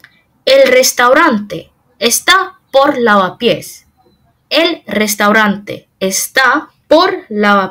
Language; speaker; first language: Spanish; non-native, fluent; Bangla